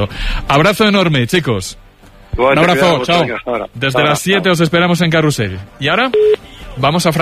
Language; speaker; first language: Spanish; native; Spanish